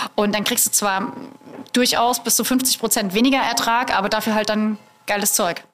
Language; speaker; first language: German; native; German